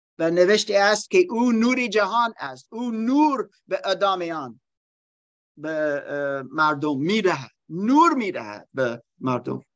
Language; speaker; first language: Persian; non-native, learner; German